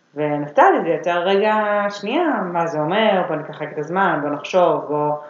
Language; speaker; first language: Hebrew; native; Hebrew